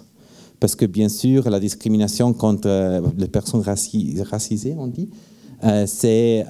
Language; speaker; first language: French; non-native, fluent; Italian